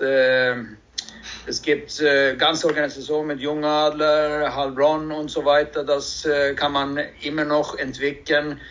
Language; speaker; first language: German; non-native, learner; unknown